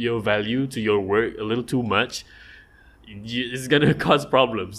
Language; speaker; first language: English; non-native, local second language; Malay